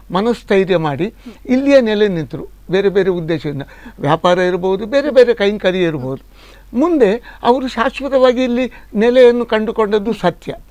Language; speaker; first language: Kannada; non-native, local second language; Tulu